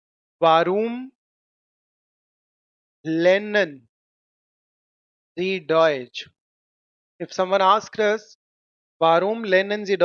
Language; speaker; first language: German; non-native, fluent; Hindi